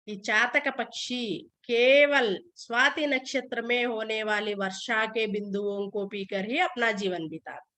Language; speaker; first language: Hindi; non-native, local second language; Telugu